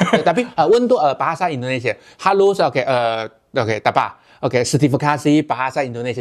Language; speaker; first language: Indonesian; non-native, learner; Chinese